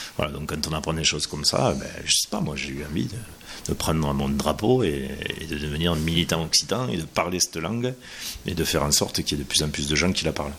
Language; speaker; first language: French; native; French